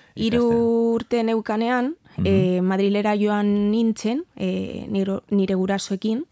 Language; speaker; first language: Basque; non-native, learner; Spanish